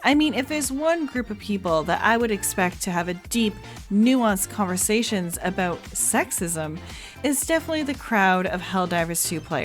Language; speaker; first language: English; native; English